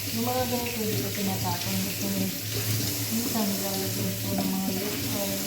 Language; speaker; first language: Filipino; native; Filipino